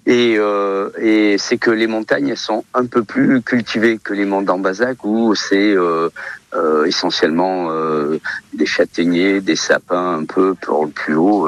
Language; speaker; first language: French; early bilingual, other home language; Portuguese